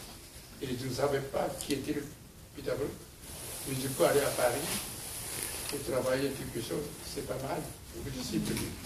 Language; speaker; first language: French; non-native, learner; Japanese